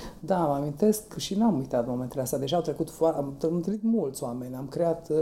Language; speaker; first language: Romanian; native; Romanian